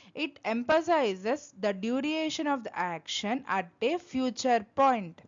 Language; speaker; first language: English; non-native, local second language; Telugu